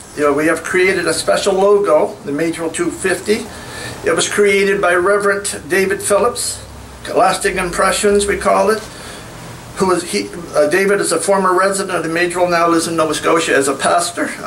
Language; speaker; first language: English; native; English